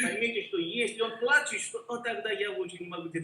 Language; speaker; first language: Russian; non-native, learner; Korean